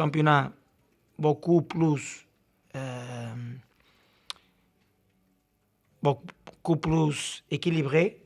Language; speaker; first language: French; non-native, learner; Portuguese